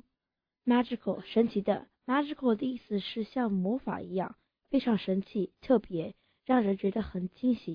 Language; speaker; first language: Chinese; early bilingual, heritage; English